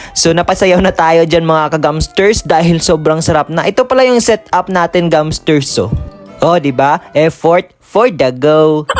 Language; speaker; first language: Filipino; non-native, local second language; Hiligaynon